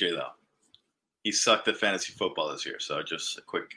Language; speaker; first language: English; non-native, fluent; Spanish